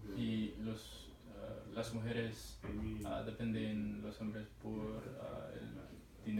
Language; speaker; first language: Spanish; non-native, learner; English